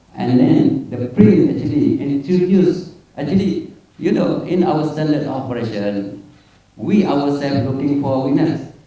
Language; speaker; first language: English; non-native, local second language; Malay